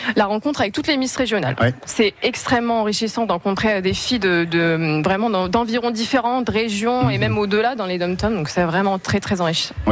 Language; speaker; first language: French; native; French